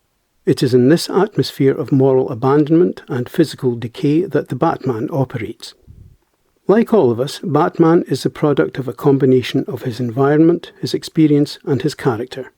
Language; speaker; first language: English; native; English